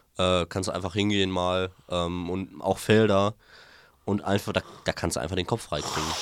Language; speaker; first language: German; native; German